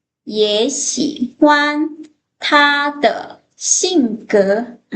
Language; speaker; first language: Chinese; non-native, fluent; Lao